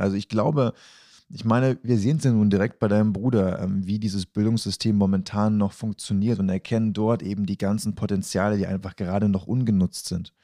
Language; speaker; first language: German; native; German